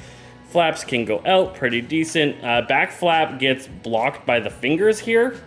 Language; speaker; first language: English; native; English